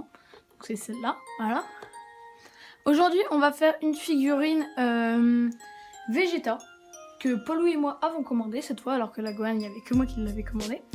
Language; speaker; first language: French; native; French